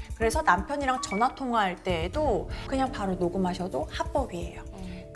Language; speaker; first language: Korean; native; Korean